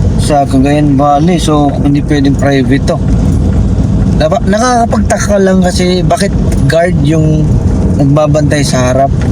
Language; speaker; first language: Filipino; native; Filipino